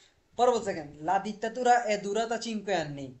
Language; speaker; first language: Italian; non-native, fluent; Bangla